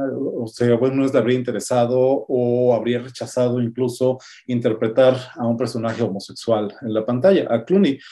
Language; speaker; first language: Spanish; native; Spanish